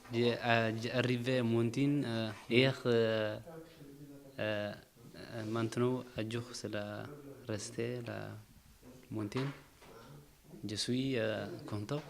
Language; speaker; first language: French; non-native, learner; Tigrinya